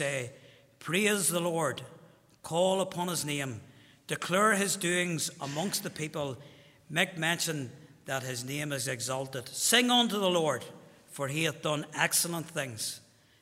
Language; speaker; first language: English; native; English